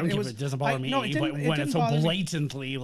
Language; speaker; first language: English; native; English